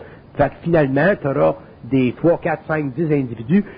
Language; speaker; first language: French; native; French